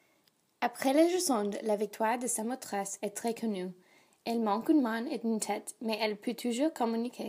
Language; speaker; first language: French; non-native, learner; English